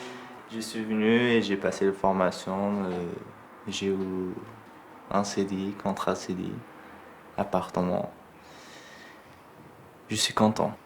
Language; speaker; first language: French; non-native, learner; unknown